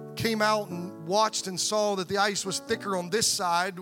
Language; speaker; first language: English; native; English